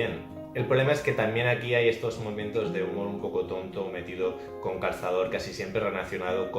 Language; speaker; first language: Spanish; native; Spanish